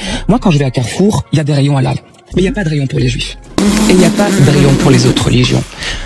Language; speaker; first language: French; early bilingual, other home language; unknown